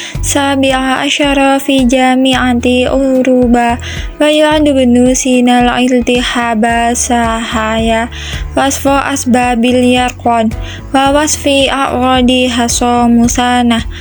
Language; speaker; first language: Arabic; non-native, learner; Indonesian